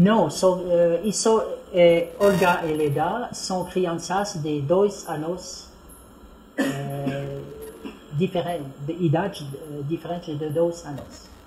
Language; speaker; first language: Portuguese; non-native, fluent; French